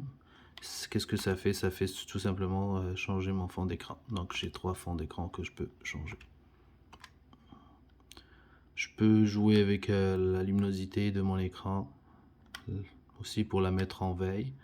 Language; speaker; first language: French; native; French